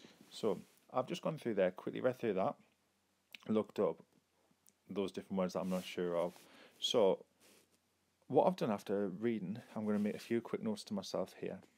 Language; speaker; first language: English; native; English